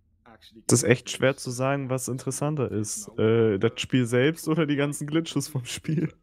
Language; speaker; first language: German; native; German